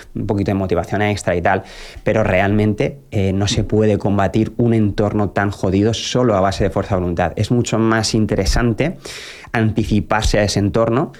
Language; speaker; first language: Spanish; native; Spanish